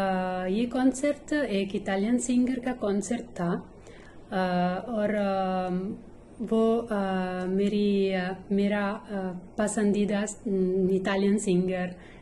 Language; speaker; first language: Hindi; non-native, learner; Italian